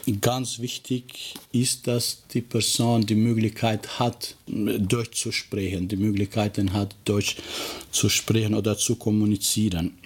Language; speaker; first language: German; non-native, fluent; Albanian